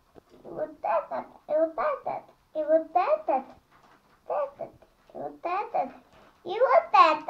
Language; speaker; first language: Russian; native; Russian